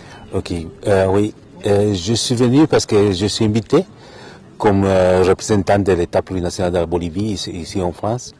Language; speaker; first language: French; non-native, fluent; Spanish